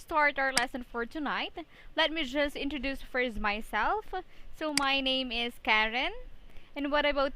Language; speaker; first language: English; non-native, fluent; Filipino